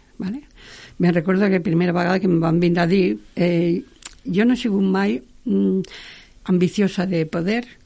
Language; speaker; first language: Catalan; non-native, local second language; Spanish